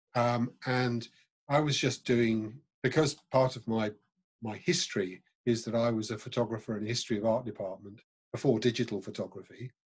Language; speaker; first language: English; native; English